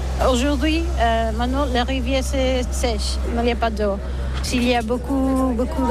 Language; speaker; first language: French; non-native, learner; Catalan